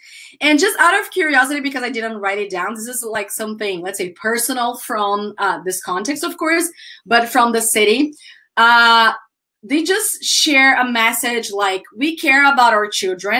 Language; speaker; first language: English; non-native, fluent; Portuguese